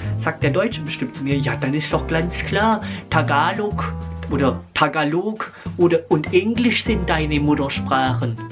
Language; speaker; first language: German; early bilingual, other home language; Filipino